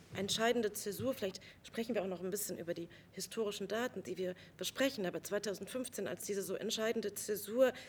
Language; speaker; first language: German; native; German